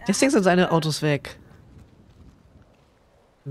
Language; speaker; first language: German; native; German